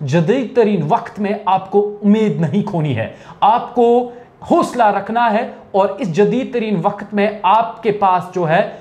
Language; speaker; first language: Hindi; non-native, local second language; Kashmiri